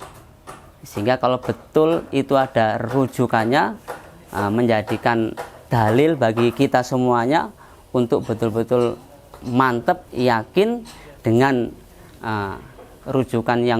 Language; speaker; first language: Indonesian; non-native, local second language; Javanese